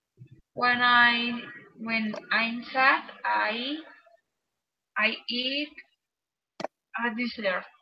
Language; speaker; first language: English; non-native, learner; Spanish